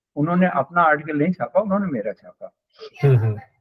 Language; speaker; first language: Hindi; native; Hindi